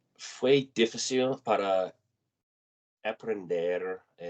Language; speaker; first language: Spanish; non-native, learner; English